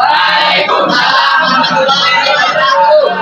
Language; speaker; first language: Indonesian; native; Indonesian